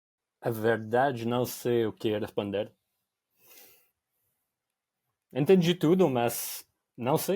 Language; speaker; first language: Portuguese; non-native, learner; French